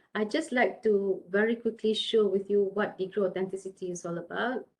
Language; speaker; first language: English; non-native, local second language; Malay